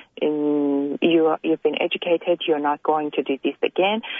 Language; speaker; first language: English; non-native, fluent; Persian